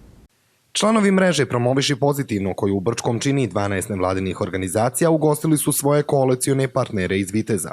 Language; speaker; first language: Bosnian; native; Bosnian